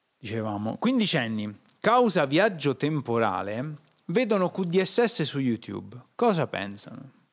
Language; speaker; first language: Italian; native; Italian